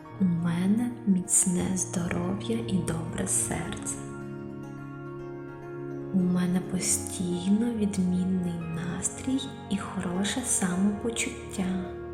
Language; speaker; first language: Ukrainian; native; Ukrainian